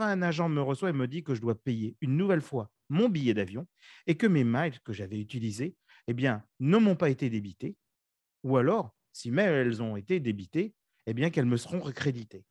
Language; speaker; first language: French; native; French